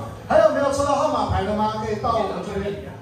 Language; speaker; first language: Chinese; native; Chinese